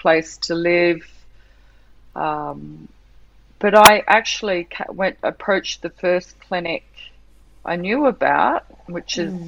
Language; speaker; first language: English; native; English